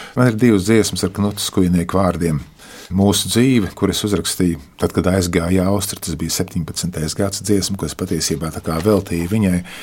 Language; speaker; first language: Latvian; native; Latvian